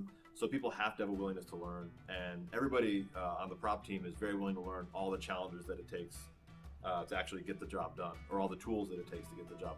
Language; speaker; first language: English; native; English